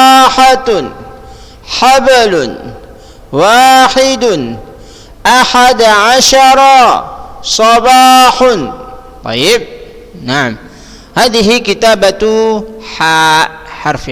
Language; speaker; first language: Arabic; non-native, fluent; Indonesian